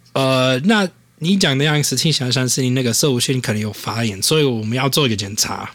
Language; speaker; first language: Chinese; non-native, fluent; English